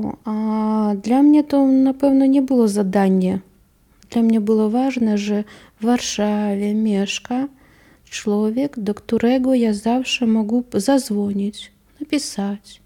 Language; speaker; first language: Polish; non-native, learner; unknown